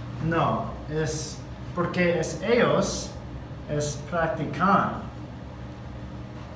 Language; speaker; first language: Spanish; non-native, learner; English